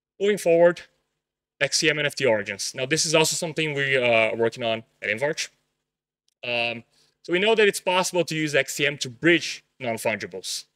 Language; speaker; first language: English; non-native, fluent; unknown